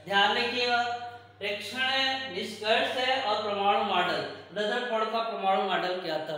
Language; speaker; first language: Hindi; native; Hindi